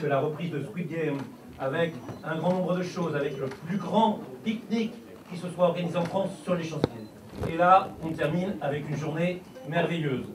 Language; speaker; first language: French; native; French